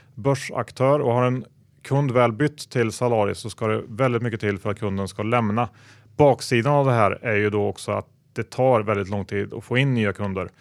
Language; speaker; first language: Swedish; native; Swedish